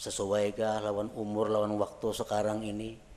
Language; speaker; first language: Indonesian; non-native, local second language; Banjar